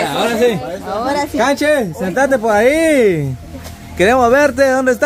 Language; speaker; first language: Spanish; native; Spanish